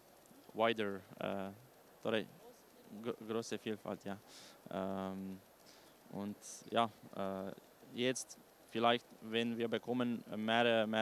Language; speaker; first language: German; non-native, learner; Slovenian